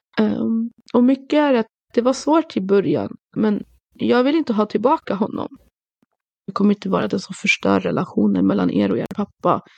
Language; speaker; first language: Swedish; early bilingual, other home language; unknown